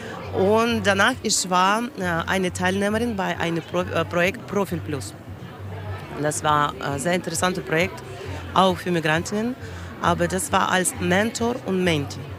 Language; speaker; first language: German; non-native, learner; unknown